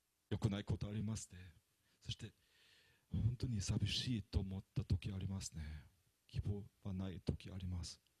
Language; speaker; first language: Japanese; non-native, fluent; German